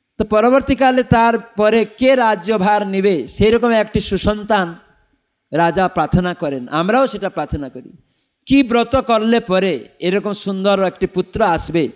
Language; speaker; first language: Bangla; non-native, fluent; Odia